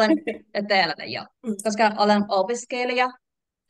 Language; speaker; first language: Finnish; non-native, learner; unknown